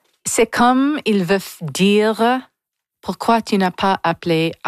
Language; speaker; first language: French; non-native, learner; English